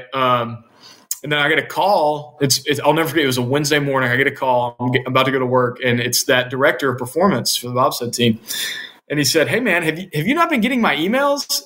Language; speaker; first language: English; native; English